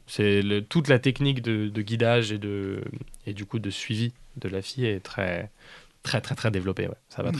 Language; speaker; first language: French; native; French